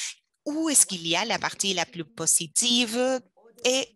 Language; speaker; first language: French; non-native, fluent; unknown